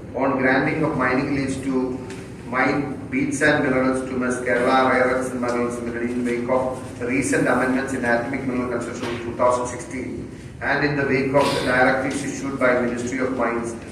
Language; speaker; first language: English; non-native, local second language; Malayalam